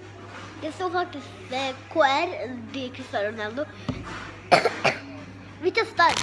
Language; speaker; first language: Swedish; early bilingual, other home language; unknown